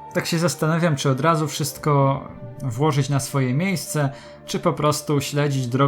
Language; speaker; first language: Polish; native; Polish